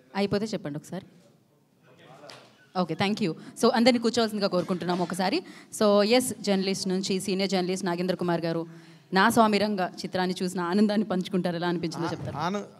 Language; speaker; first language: Telugu; native; Telugu